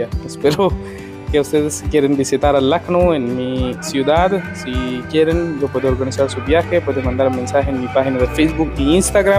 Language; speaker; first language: Spanish; non-native, fluent; Hindi